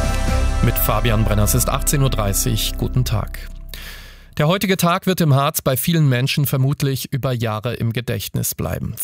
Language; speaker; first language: German; native; German